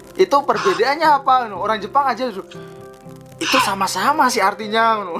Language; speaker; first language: Indonesian; native; Indonesian